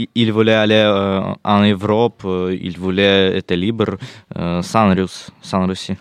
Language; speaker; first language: French; non-native, learner; Ukrainian